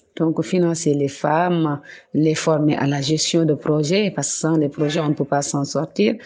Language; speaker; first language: French; non-native, local second language; Wolof